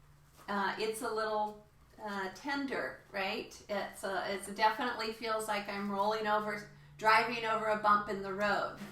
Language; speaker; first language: English; native; English